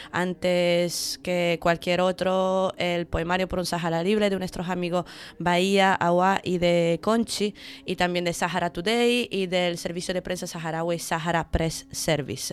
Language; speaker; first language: Spanish; native; Spanish